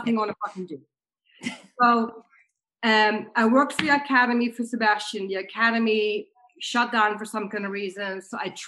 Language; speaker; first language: English; non-native, fluent; Dutch